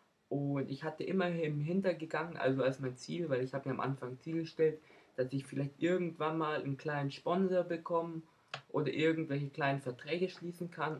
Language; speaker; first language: German; native; German